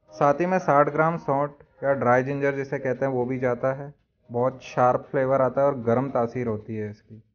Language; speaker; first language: Hindi; native; Hindi